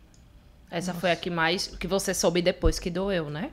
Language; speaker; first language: Portuguese; native; Portuguese